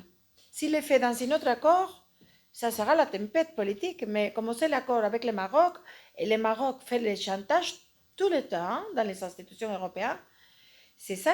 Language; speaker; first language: French; non-native, fluent; Spanish